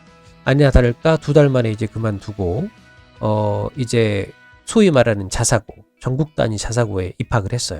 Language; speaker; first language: Korean; native; Korean